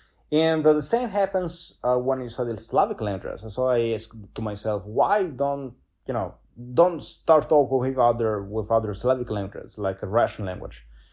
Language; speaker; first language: English; non-native, fluent; Italian